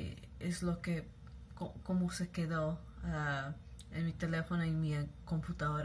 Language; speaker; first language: Spanish; early bilingual, heritage; Spanish